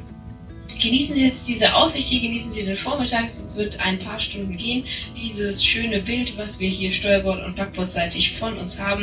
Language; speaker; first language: German; native; German